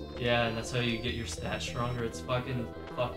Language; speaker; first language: English; native; English